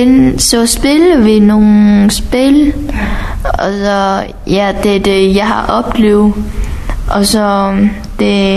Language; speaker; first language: Danish; non-native, fluent; Vietnamese